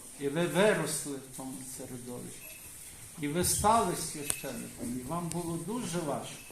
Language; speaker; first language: Ukrainian; native; Ukrainian